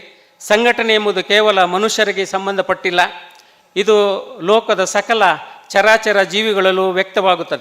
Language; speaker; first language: Kannada; native; Kannada